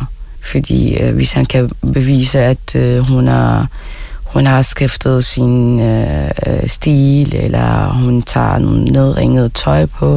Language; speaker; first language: Danish; non-native, fluent; Arabic